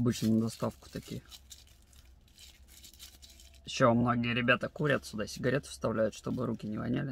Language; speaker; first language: Russian; native; Russian